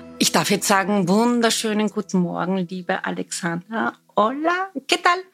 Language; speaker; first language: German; native; German